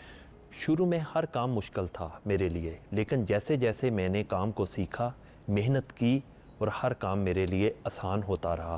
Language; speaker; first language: Hindi; non-native, local second language; Punjabi